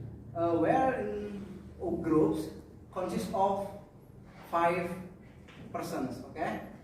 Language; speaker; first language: English; non-native, learner; Indonesian